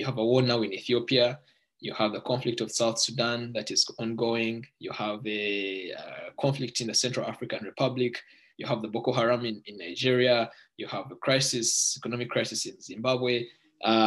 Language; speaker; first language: English; non-native, local second language; Ganda